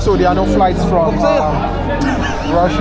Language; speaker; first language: English; non-native, learner; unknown